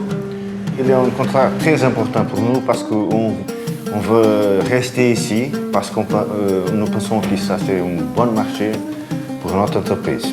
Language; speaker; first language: French; non-native, fluent; Portuguese